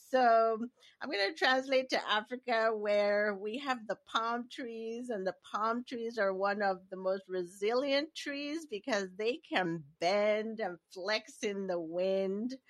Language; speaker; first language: English; native; English